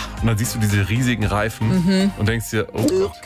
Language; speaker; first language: German; native; German